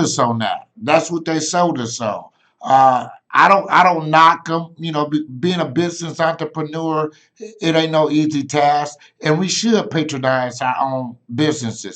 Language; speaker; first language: English; native; English